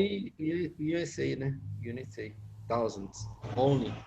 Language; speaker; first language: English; non-native, learner; Portuguese